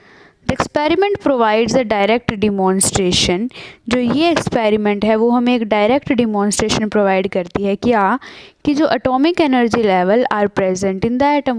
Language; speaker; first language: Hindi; native; Hindi